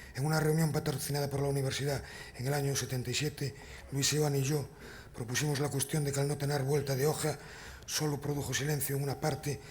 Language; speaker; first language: Spanish; non-native, local second language; Galician